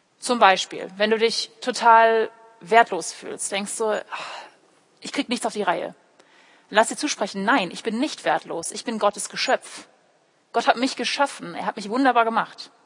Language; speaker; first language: German; early bilingual, other home language; English